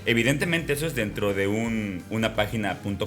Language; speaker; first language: Spanish; native; Spanish